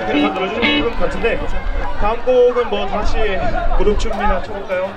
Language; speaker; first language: Korean; native; Korean